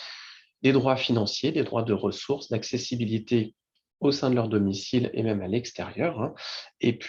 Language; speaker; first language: French; native; French